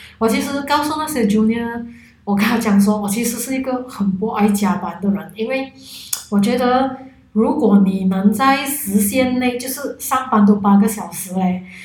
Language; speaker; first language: Chinese; non-native, local second language; Cantonese